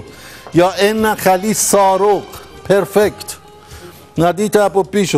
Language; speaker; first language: Greek; non-native, learner; Persian